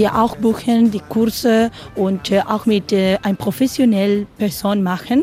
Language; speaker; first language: German; non-native, learner; Spanish